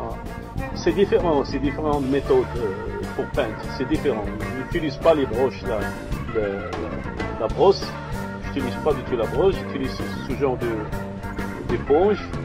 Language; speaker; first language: French; non-native, local second language; Arabic